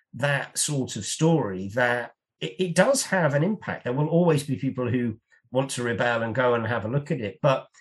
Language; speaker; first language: English; native; English